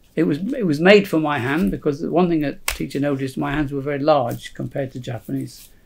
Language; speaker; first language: English; native; English